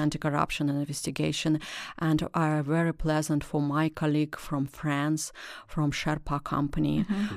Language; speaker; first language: English; non-native, learner; Russian